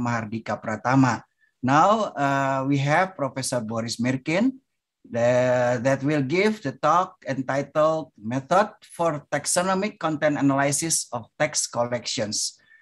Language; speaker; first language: English; non-native, fluent; Indonesian